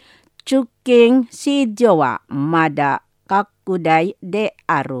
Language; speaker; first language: Japanese; non-native, learner; Indonesian